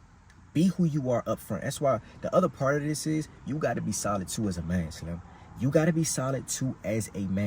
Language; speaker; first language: English; native; English